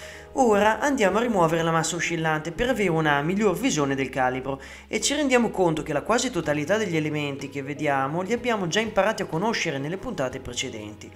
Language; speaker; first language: Italian; native; Italian